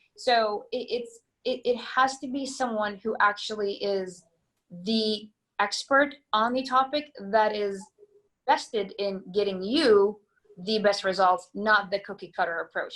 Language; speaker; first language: English; non-native, fluent; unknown